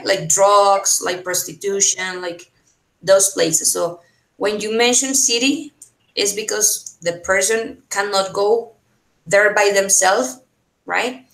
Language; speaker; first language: English; non-native, fluent; Spanish